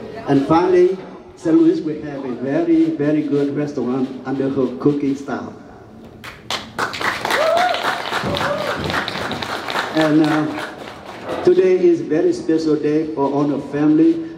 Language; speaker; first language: English; non-native, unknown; Vietnamese